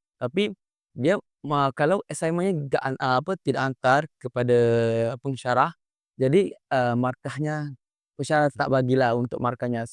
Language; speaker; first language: Malay; native; Malay